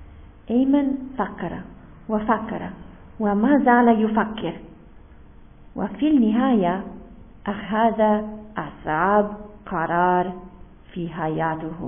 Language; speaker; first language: Arabic; non-native, learner; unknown